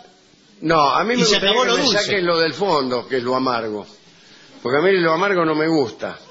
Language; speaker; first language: Spanish; native; Spanish